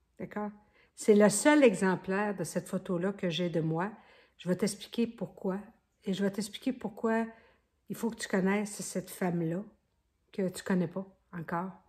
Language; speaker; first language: French; native; French